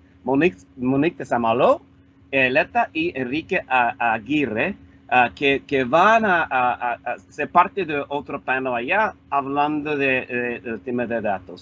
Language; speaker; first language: Spanish; non-native, fluent; English